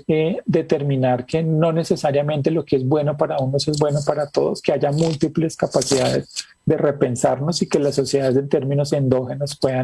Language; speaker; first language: Spanish; native; Spanish